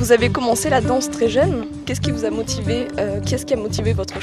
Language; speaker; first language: French; native; French